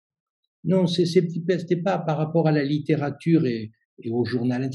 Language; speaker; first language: French; native; French